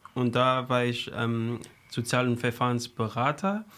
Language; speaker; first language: German; non-native, fluent; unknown